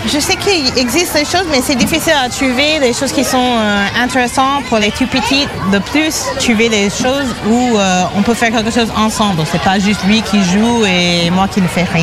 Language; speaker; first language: French; non-native, fluent; English